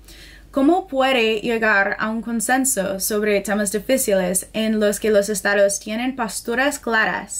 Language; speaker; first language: Spanish; non-native, fluent; English